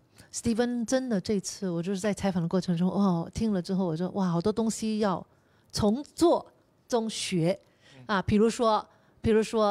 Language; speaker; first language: Chinese; native; Chinese